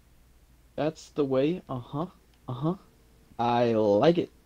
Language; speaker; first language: English; native; English